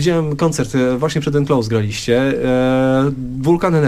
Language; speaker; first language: Polish; native; Polish